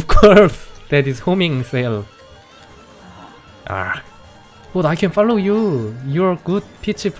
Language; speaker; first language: English; non-native, learner; Korean